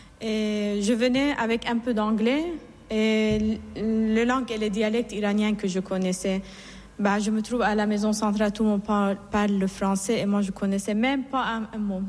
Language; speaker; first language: French; non-native, fluent; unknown